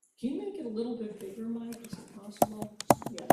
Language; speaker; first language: English; native; English